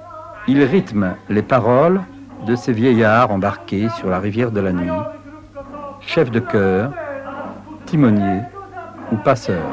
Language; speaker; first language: French; native; French